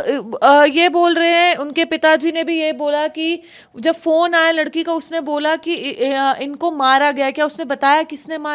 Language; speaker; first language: Hindi; native; Hindi